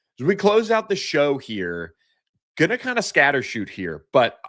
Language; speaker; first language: English; native; English